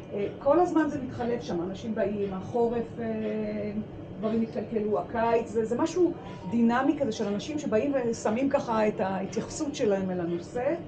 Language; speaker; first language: Hebrew; native; Hebrew